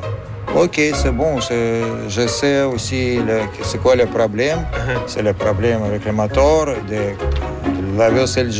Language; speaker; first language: French; non-native, fluent; Russian